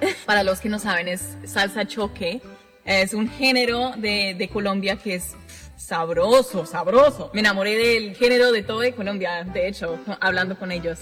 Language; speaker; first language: Spanish; non-native, fluent; English